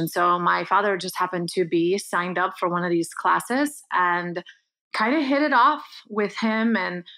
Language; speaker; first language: English; early bilingual, other home language; Bulgarian